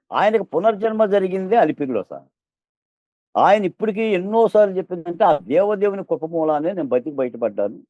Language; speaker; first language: Telugu; native; Telugu